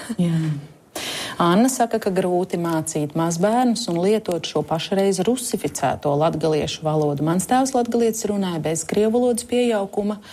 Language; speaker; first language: Latvian; native; Latvian